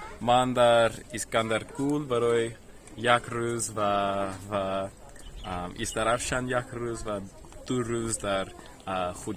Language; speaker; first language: Persian; non-native, learner; English